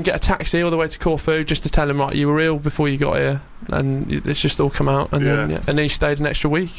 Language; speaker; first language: English; native; English